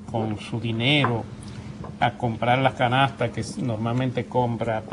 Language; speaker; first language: Spanish; native; Spanish